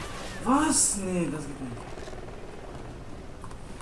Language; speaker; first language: German; non-native, learner; Portuguese